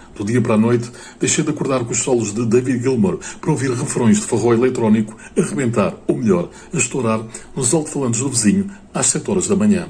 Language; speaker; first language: Portuguese; native; Portuguese